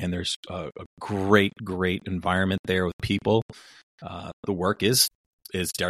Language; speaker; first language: English; early bilingual, other home language; Spanish